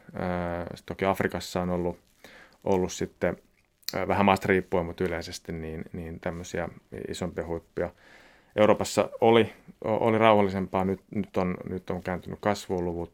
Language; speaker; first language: Finnish; native; Finnish